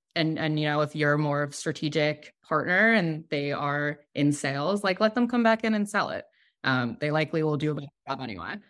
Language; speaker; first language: English; native; English